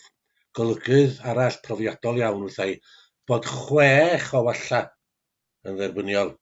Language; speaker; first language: Welsh; native; Welsh